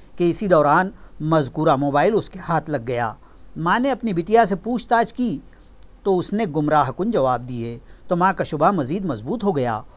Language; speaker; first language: Urdu; native; Urdu